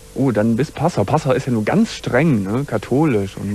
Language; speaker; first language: German; native; German